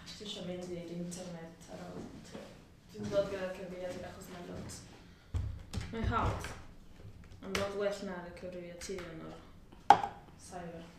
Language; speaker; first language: Welsh; non-native, learner; Spanish